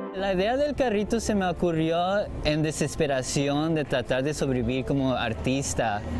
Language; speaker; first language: Spanish; early bilingual, heritage; Spanish